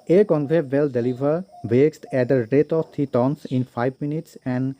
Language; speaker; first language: English; non-native, local second language; Assamese